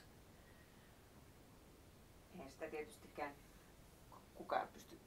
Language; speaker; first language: Finnish; native; Finnish